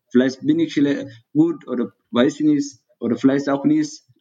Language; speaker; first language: German; non-native, learner; Tigrinya